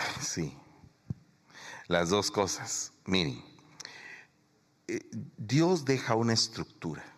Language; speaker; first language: Spanish; native; Spanish